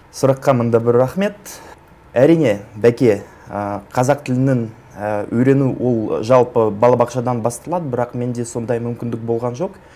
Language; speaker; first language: Kazakh; non-native, local second language; Russian